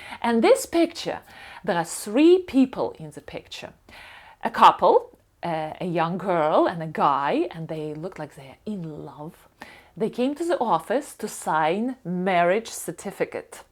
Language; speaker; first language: English; non-native, fluent; Ukrainian